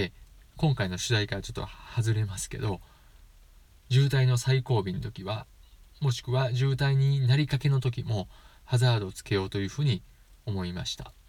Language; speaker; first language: Japanese; native; Japanese